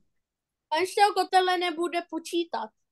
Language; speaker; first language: Czech; non-native, learner; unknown